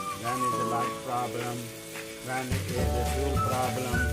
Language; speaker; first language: English; non-native, learner; Punjabi